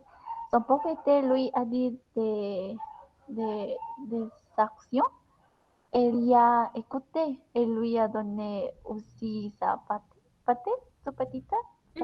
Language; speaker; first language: French; non-native, learner; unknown